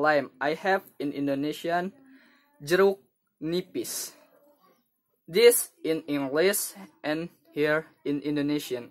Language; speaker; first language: English; non-native, learner; Indonesian